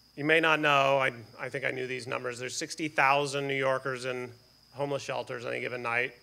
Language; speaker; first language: English; native; English